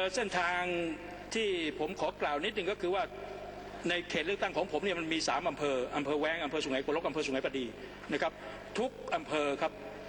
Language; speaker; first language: Thai; non-native, local second language; Pattani Malay